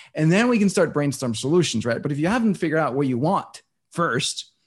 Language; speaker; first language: English; non-native, fluent; Danish